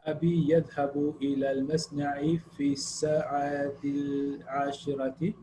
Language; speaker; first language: Arabic; non-native, learner; English